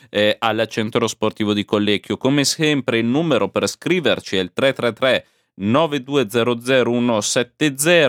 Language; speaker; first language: Italian; native; Italian